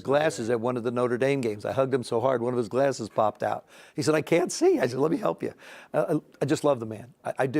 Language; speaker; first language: English; native; English